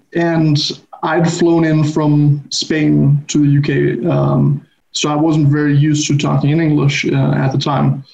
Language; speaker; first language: English; non-native, fluent; Spanish